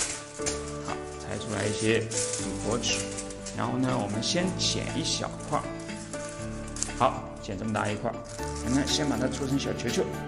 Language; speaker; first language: Chinese; native; Chinese